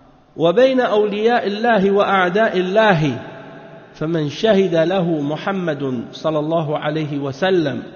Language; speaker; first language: Arabic; non-native, fluent; French